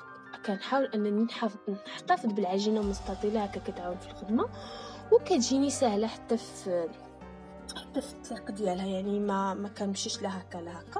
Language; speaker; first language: Arabic; native; Arabic